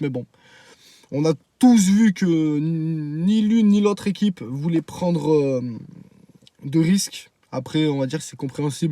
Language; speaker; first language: French; native; French